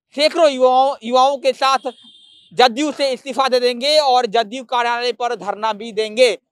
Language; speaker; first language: Hindi; native; Hindi